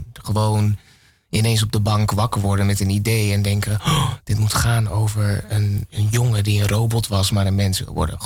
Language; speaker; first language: Dutch; native; Dutch